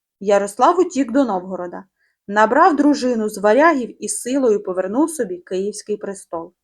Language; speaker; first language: Ukrainian; native; Ukrainian